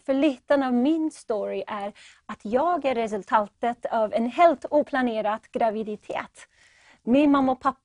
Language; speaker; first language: Swedish; non-native, fluent; English